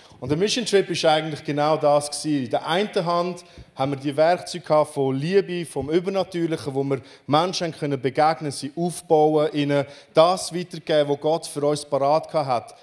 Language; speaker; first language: German; non-native, fluent; Romanian